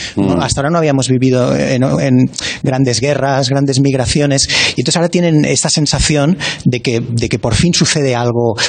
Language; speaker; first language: Spanish; native; Spanish